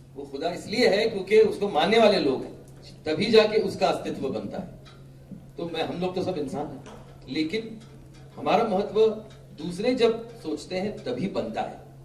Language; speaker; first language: Hindi; non-native, local second language; Marathi